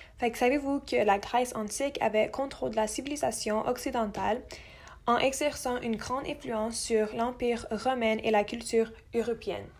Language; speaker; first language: French; non-native, local second language; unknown